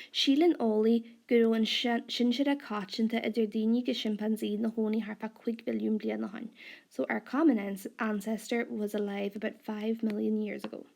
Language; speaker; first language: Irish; non-native, local second language; English